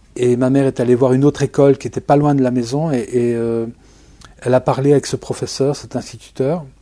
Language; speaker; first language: French; native; French